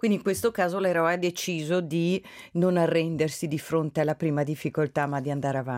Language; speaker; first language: Italian; native; Italian